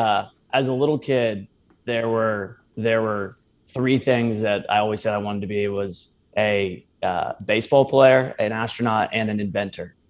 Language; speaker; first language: English; native; English